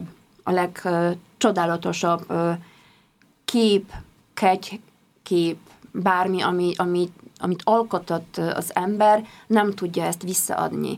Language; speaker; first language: Hungarian; non-native, fluent; Polish